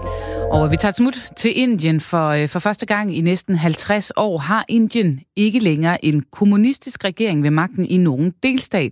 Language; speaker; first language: Danish; native; Danish